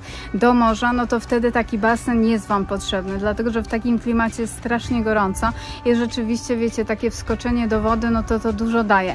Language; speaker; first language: Polish; native; Polish